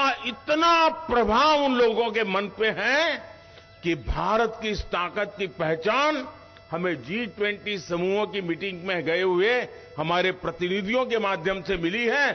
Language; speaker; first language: Hindi; native; Hindi